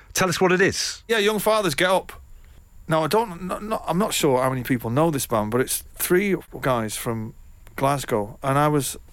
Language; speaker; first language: English; native; English